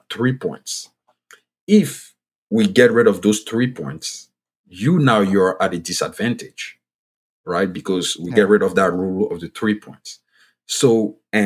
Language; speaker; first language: English; non-native, fluent; French